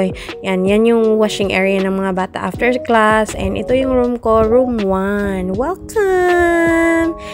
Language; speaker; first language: Filipino; non-native, local second language; Cebuano